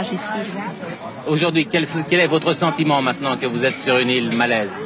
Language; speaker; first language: French; native; French